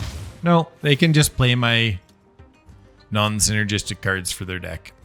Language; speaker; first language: English; native; English